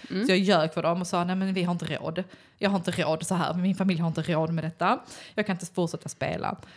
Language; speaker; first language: Swedish; native; Swedish